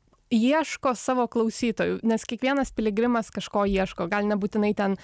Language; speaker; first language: Lithuanian; native; Lithuanian